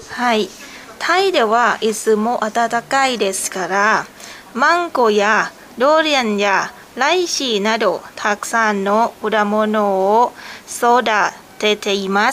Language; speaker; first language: Japanese; non-native, learner; Thai